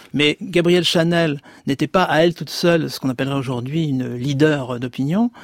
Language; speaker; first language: French; native; French